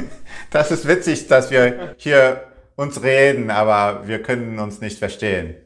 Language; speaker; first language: German; non-native, learner; English